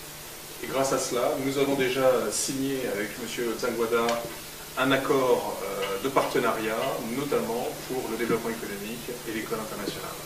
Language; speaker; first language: French; native; French